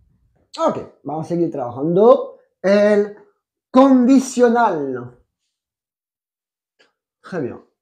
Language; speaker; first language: Spanish; non-native, fluent; French